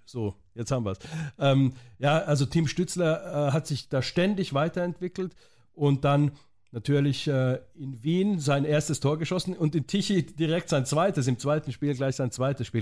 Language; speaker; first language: German; native; German